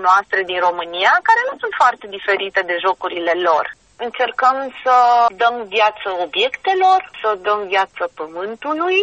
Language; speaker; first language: Romanian; native; Romanian